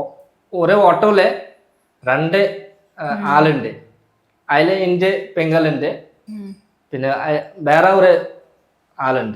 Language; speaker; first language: Malayalam; non-native, learner; Bangla